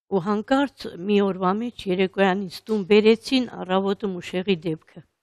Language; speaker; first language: Armenian; native; Armenian